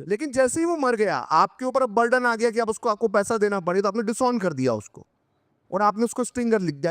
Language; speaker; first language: Hindi; native; Hindi